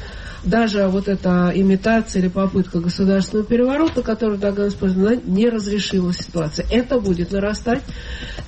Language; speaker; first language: Russian; native; Russian